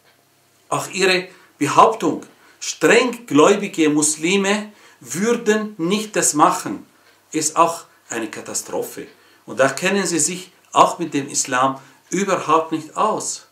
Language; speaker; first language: German; non-native, fluent; Arabic